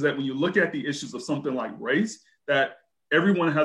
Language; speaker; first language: English; native; English